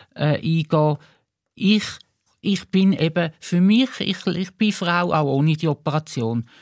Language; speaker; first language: German; native; German